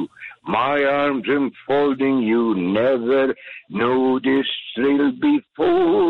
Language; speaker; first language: English; native; English